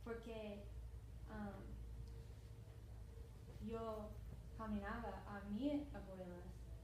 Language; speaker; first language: Spanish; non-native, learner; English